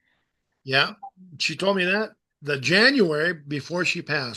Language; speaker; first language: English; native; English